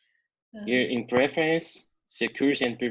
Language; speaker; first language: English; non-native, learner; Portuguese